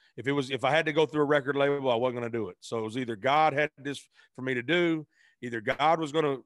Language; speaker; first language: English; native; English